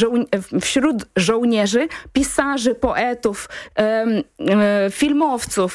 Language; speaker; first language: Polish; non-native, fluent; Ukrainian